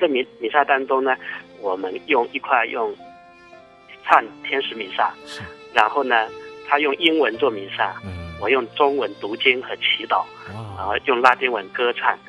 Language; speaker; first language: Chinese; native; Chinese